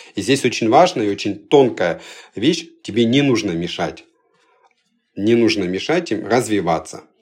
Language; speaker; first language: Russian; early bilingual, other home language; Georgian